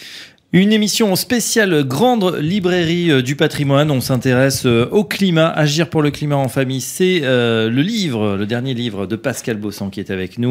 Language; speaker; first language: French; native; French